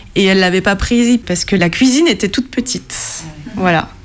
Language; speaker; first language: French; native; French